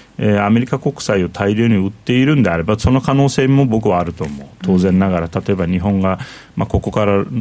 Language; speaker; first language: Japanese; non-native, fluent; Turkish